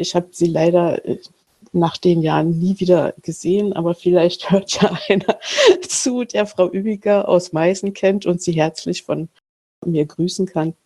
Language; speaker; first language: German; native; German